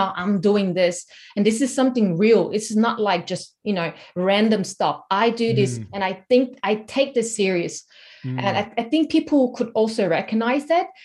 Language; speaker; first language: English; non-native, fluent; Korean